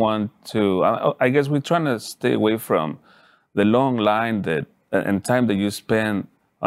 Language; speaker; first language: English; non-native, fluent; Spanish